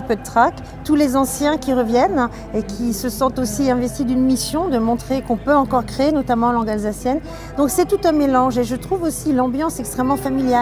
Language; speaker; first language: French; non-native, local second language; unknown